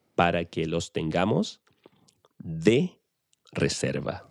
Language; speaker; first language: English; non-native, fluent; Spanish